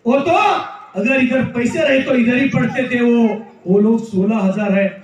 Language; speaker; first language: Hindi; non-native, local second language; Kannada